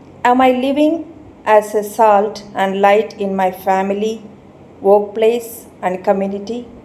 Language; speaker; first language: English; non-native, local second language; Telugu